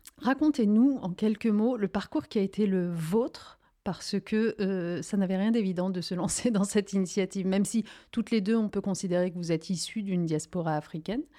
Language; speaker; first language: French; early bilingual, other home language; Riffian